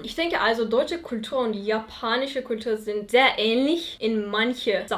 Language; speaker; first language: German; non-native, fluent; Turkish